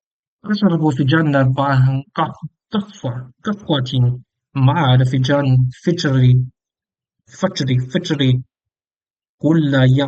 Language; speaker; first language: Arabic; non-native, learner; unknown